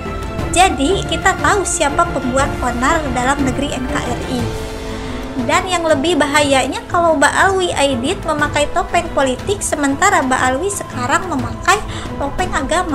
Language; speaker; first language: Indonesian; native; Indonesian